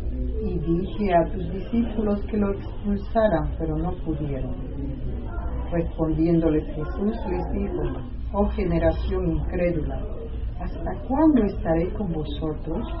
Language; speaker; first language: Spanish; native; Spanish